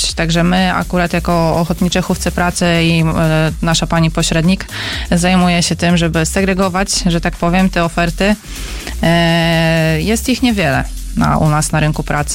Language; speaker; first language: Polish; native; Polish